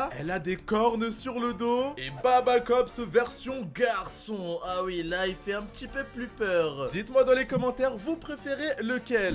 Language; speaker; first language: French; native; French